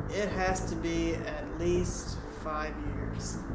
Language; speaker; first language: English; native; English